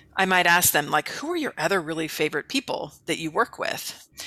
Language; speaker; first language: English; native; English